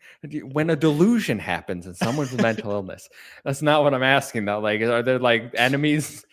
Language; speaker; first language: English; native; English